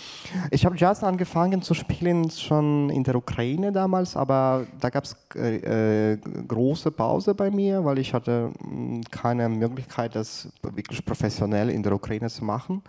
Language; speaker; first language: German; non-native, fluent; Ukrainian